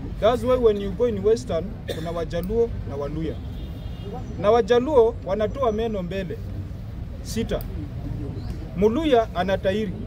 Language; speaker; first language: Swahili; non-native, local second language; Luyia